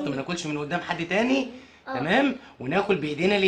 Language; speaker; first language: Arabic; native; Arabic